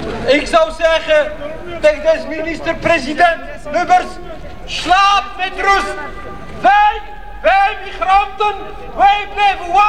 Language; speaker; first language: Dutch; non-native, fluent; Arabic